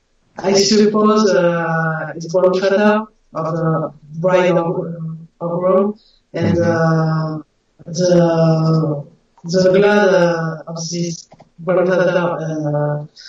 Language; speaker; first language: English; non-native, learner; French